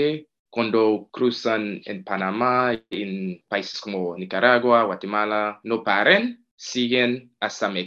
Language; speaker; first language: Spanish; non-native, fluent; Haitian Creole